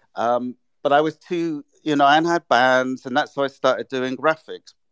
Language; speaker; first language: English; native; English